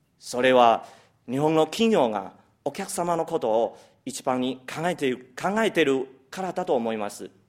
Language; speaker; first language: Japanese; non-native, fluent; Chinese